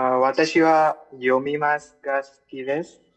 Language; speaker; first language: Japanese; non-native, learner; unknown